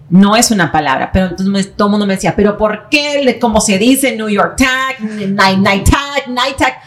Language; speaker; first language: Spanish; native; Spanish